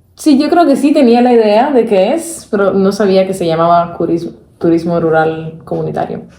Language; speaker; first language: Spanish; non-native, fluent; Italian